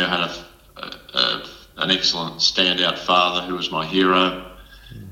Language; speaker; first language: English; native; English